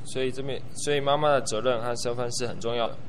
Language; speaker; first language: Chinese; native; Chinese